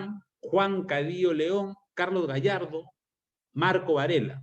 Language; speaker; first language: Spanish; native; Spanish